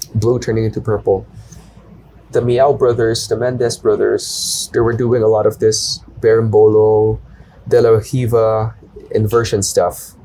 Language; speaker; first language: English; non-native, local second language; Filipino